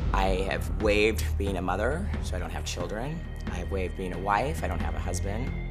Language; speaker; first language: English; native; English